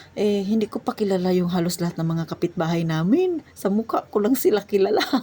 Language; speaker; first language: Filipino; non-native, local second language; Cebuano